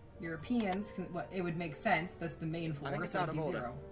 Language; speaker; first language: English; native; English